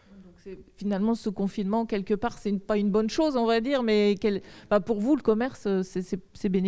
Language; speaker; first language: French; native; French